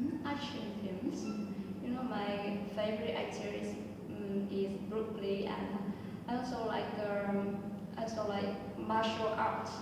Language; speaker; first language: English; non-native, fluent; Vietnamese